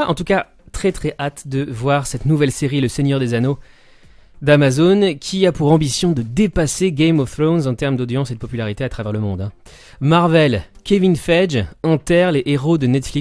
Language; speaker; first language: French; native; French